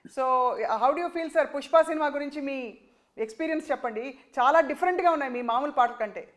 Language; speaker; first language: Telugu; native; Telugu